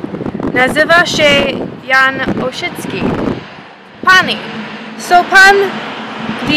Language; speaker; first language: Polish; non-native, learner; English